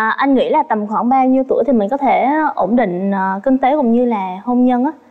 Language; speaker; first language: Vietnamese; native; Vietnamese